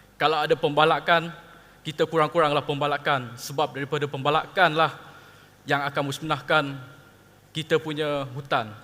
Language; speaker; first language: Malay; non-native, local second language; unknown